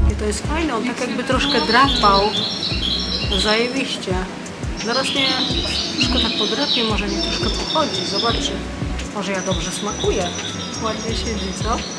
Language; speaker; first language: Polish; native; Polish